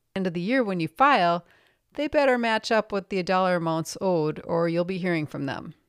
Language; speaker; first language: English; native; English